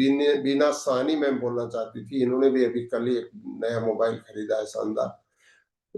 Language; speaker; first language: Hindi; native; Hindi